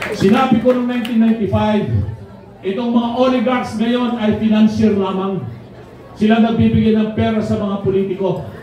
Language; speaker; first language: Filipino; non-native, local second language; Iloko